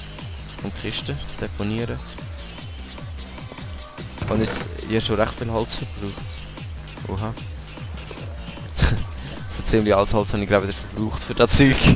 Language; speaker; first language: German; native; German